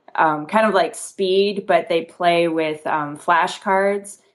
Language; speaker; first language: English; native; English